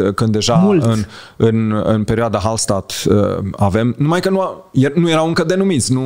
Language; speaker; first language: Romanian; native; Romanian